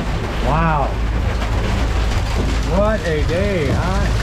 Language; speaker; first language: English; native; English